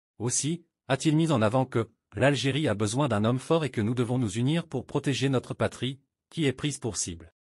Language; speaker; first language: French; non-native, local second language; Arabic